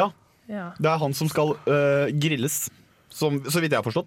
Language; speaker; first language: Norwegian; native; Norwegian